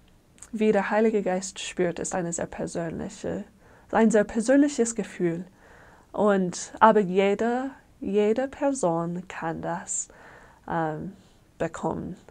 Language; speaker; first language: German; non-native, fluent; English